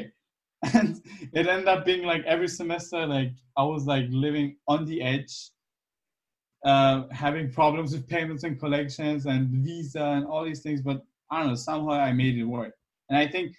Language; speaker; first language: English; non-native, fluent; German